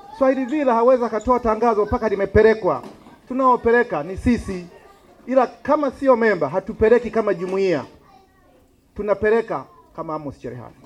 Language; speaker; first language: Swahili; native; Swahili